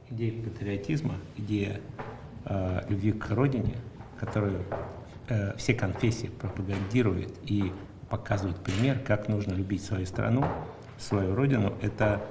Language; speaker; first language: Russian; native; Russian